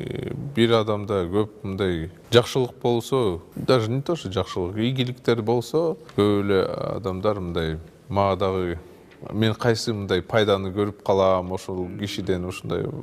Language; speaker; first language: Kyrgyz; non-native, local second language; Russian